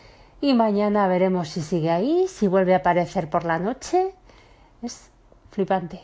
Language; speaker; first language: Spanish; native; Spanish